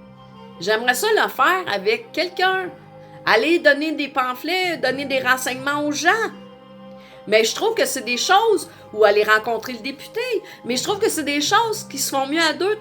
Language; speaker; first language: French; native; French